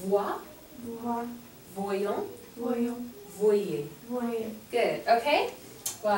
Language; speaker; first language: French; non-native, fluent; English